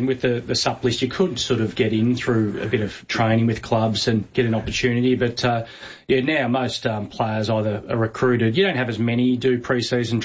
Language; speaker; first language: English; native; English